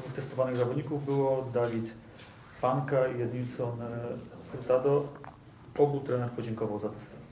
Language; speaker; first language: Polish; native; Polish